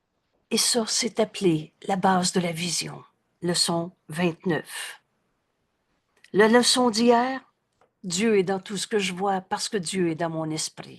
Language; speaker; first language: French; native; French